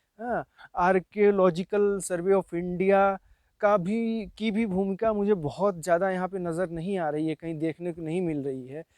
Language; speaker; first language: Hindi; native; Hindi